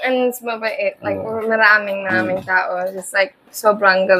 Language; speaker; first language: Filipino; non-native, learner; English